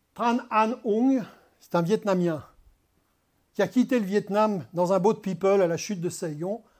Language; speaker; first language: French; native; French